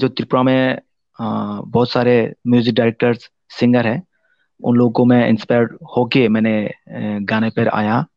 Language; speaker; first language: Hindi; non-native, local second language; Kok Borok